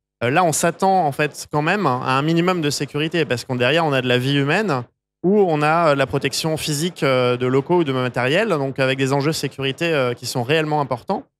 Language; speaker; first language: French; native; French